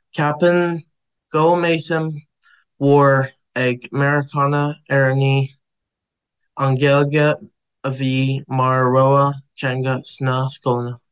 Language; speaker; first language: Irish; non-native, fluent; English